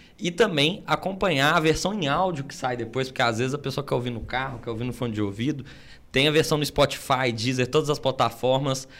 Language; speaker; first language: Portuguese; native; Portuguese